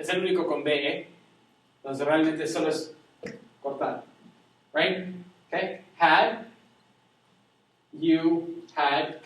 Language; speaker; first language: Spanish; non-native, fluent; English